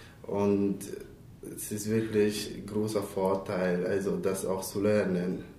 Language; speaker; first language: German; non-native, learner; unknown